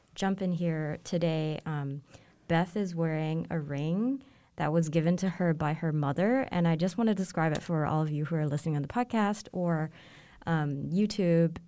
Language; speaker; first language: English; non-native, local second language; Cantonese